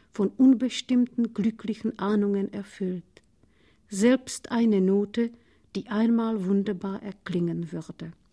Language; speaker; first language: German; non-native, fluent; Czech